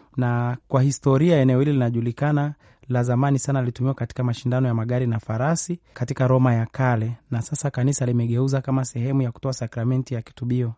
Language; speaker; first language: Swahili; native; Swahili